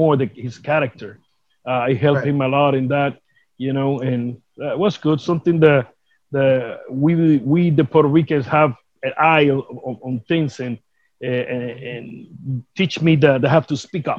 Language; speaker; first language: English; non-native, learner; Spanish